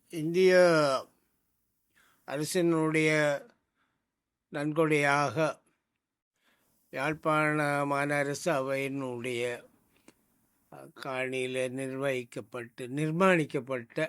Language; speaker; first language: Tamil; native; Tamil